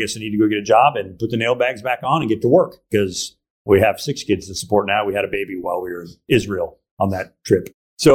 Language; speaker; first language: English; native; English